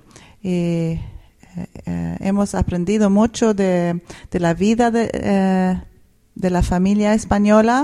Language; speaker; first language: Spanish; non-native, fluent; Swedish